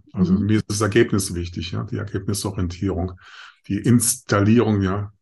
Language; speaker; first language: German; non-native, fluent; Spanish